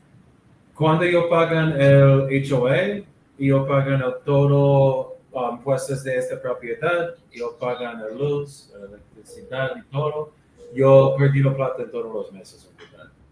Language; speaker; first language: Spanish; non-native, learner; English